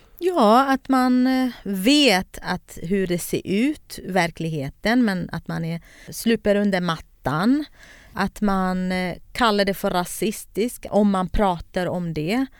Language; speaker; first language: Swedish; non-native, fluent; Kurdish